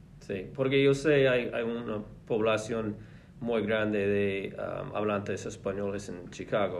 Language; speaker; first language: Spanish; non-native, fluent; English